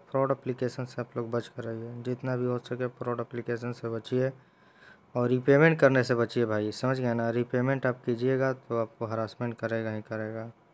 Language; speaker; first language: Hindi; native; Hindi